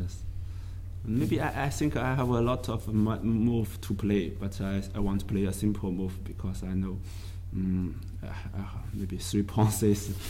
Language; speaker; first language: English; non-native, learner; Chinese